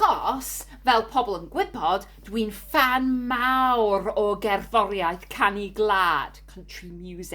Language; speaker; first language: Welsh; non-native, learner; English